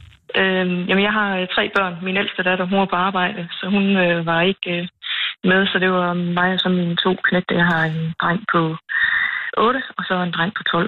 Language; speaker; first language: Danish; native; Danish